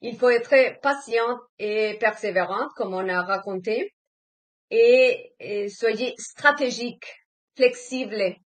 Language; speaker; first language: French; non-native, fluent; Spanish